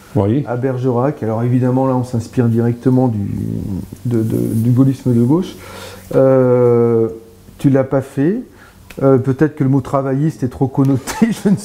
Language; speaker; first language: French; native; French